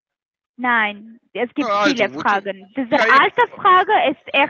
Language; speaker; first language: German; non-native, learner; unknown